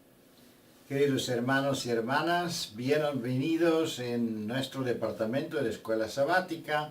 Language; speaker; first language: Spanish; non-native, fluent; Bulgarian